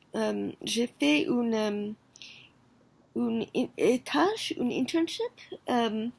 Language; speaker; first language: French; non-native, learner; Korean